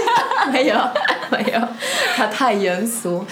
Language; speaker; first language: Chinese; non-native, fluent; Russian